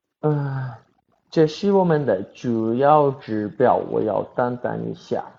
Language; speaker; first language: Chinese; non-native, learner; Portuguese